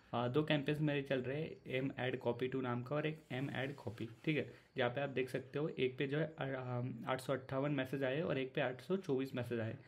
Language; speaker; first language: Hindi; non-native, local second language; Marathi